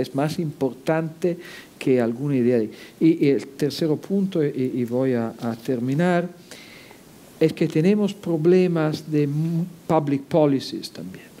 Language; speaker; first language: Spanish; non-native, fluent; Italian